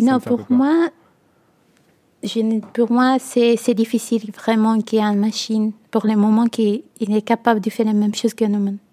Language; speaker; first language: French; non-native, learner; Italian